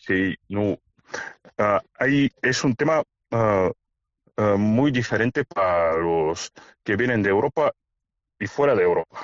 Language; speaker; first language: Spanish; non-native, fluent; Bulgarian